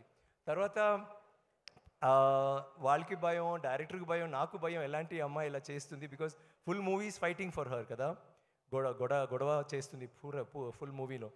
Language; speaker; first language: Telugu; non-native, learner; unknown